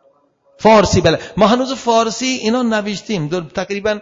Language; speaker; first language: Persian; non-native, fluent; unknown